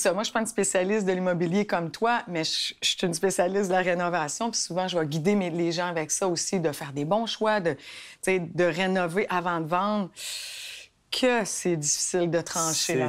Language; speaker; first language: French; native; French